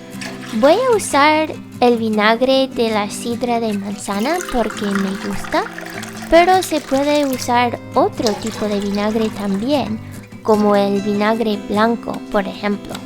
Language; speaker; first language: Spanish; non-native, fluent; English